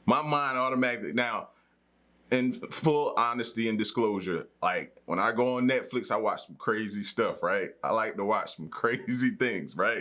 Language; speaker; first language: English; native; English